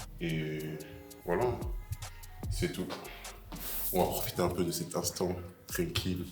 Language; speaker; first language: French; native; French